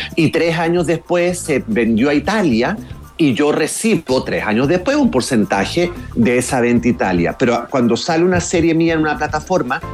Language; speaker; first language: Spanish; native; Spanish